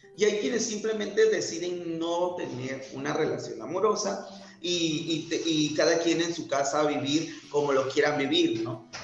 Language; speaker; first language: Spanish; native; Spanish